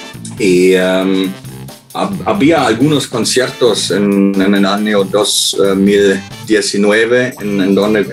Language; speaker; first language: Spanish; non-native, learner; German